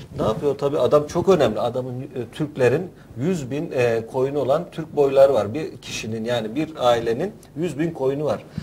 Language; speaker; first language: Turkish; native; Turkish